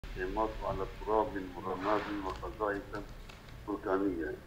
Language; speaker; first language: Arabic; non-native, fluent; Turkish